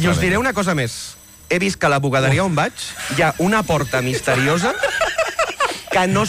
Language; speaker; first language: Catalan; native; Catalan